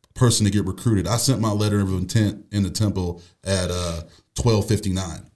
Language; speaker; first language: English; native; English